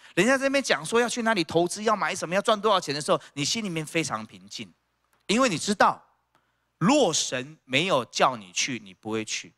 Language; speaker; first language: Chinese; native; Chinese